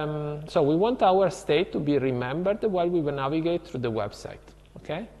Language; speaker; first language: English; non-native, fluent; Italian